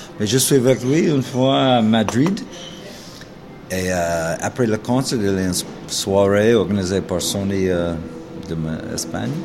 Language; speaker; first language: French; non-native, learner; English